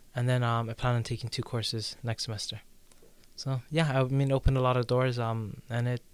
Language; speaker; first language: English; native; English